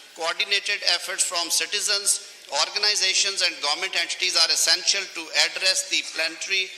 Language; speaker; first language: English; non-native, local second language; Urdu